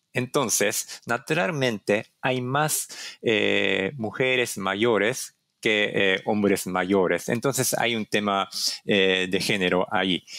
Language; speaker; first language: Spanish; non-native, fluent; Japanese